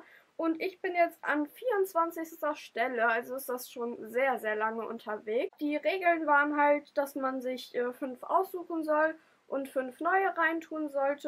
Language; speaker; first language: German; native; German